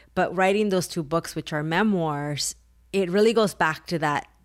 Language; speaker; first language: English; early bilingual, other home language; Spanish